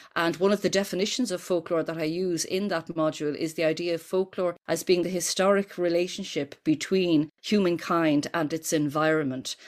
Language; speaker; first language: English; native; English